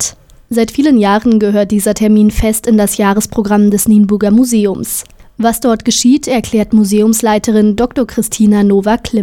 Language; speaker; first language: German; native; German